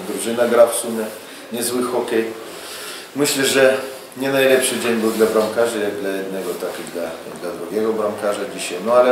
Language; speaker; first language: Polish; non-native, fluent; Russian